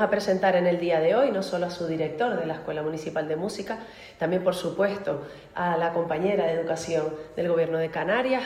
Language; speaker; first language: Spanish; native; Spanish